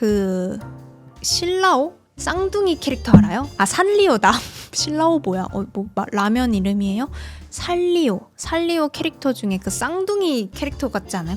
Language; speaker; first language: Korean; native; Korean